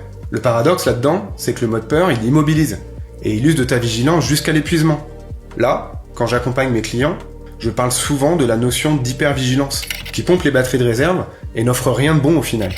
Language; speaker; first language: French; native; French